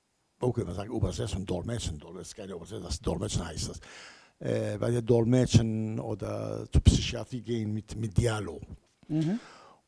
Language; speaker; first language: German; non-native, learner; Kurdish